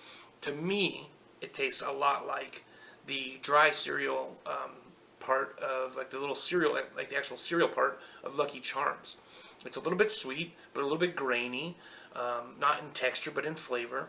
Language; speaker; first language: English; native; English